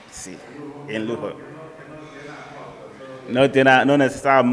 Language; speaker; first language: Spanish; non-native, learner; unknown